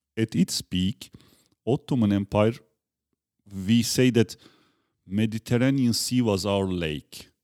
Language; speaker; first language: English; non-native, fluent; Turkish